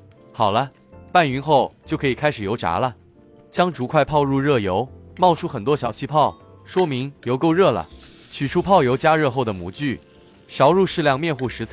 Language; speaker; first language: Chinese; native; Chinese